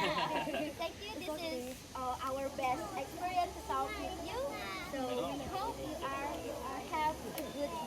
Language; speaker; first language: English; non-native, learner; Indonesian